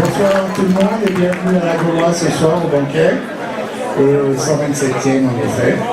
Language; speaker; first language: French; early bilingual, heritage; English